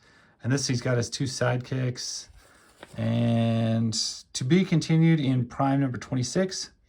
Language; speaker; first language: English; native; English